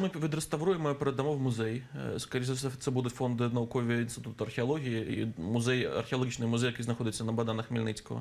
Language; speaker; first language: Ukrainian; native; Ukrainian